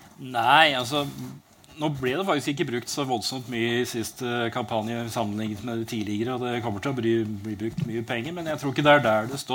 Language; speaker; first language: Norwegian; native; Norwegian